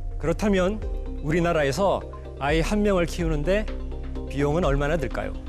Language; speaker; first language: Korean; native; Korean